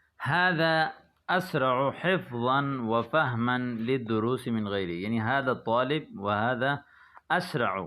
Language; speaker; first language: Arabic; non-native, fluent; Urdu